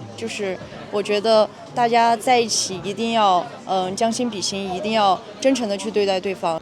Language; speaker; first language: Chinese; native; Chinese